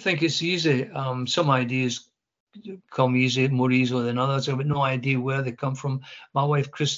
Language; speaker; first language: English; native; English